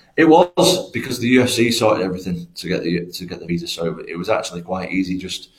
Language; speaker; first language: English; native; English